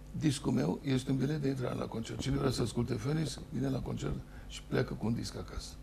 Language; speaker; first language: Romanian; native; Romanian